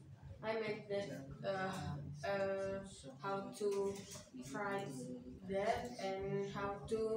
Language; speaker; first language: English; non-native, learner; Indonesian